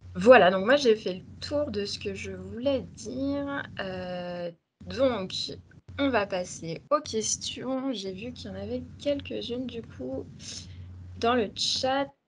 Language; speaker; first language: French; native; French